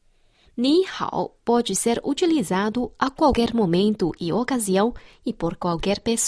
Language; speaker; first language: Portuguese; non-native, fluent; Chinese